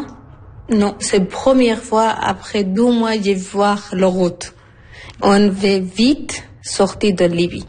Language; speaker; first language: French; non-native, learner; Arabic